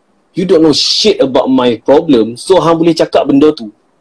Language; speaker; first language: English; non-native, local second language; Malay